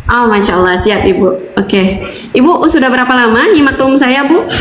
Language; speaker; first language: Indonesian; native; Indonesian